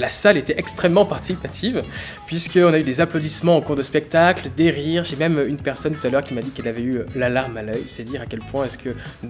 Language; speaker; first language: French; native; French